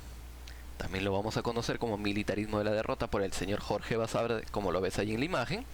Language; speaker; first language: Spanish; native; Spanish